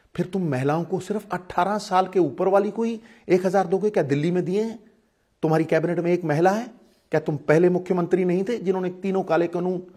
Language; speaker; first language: Hindi; non-native, local second language; Punjabi